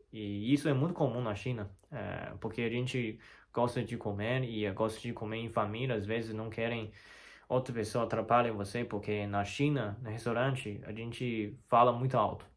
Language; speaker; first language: Portuguese; non-native, learner; Chinese